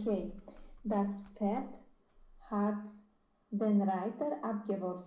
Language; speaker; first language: German; non-native, learner; Romanian